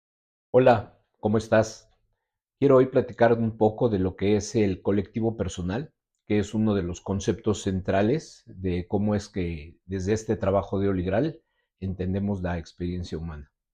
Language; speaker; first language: Spanish; native; Spanish